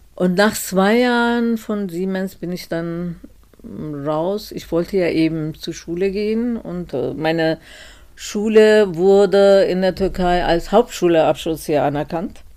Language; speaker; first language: German; non-native, fluent; Turkish